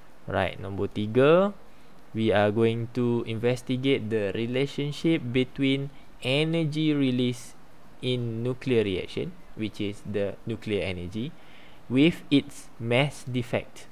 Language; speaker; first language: English; non-native, local second language; Malay